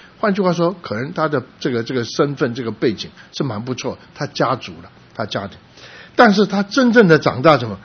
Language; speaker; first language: Chinese; early bilingual, other home language; Cantonese